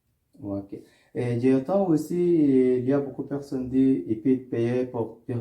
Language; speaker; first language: French; non-native, learner; Arabic